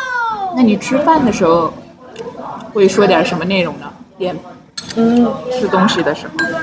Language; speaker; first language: Chinese; non-native, fluent; Mongolian